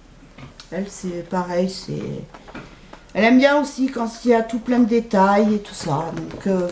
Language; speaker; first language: French; native; French